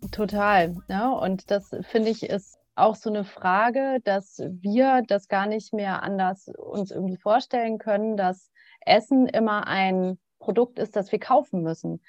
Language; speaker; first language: German; native; German